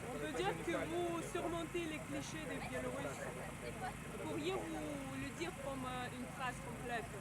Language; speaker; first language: French; non-native, fluent; Russian